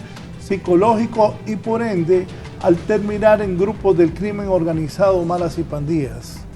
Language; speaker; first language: Spanish; native; Spanish